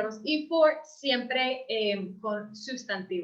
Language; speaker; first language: Spanish; early bilingual, heritage; English